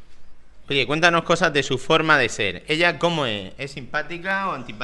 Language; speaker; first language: Spanish; native; Spanish